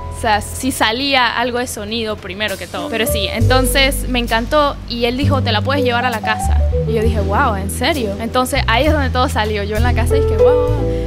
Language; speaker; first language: Spanish; early bilingual, heritage; Spanish